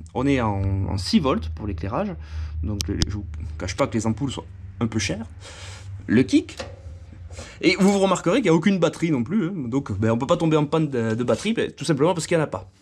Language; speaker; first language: French; native; French